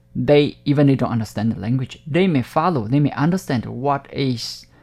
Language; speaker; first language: English; non-native, fluent; Hakka Chinese